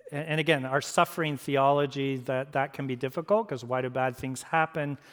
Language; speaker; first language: English; native; English